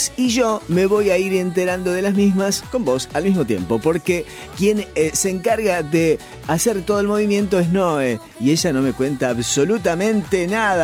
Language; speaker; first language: Spanish; native; Spanish